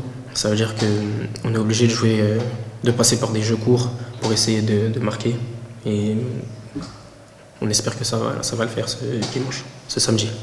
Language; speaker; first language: French; early bilingual, other home language; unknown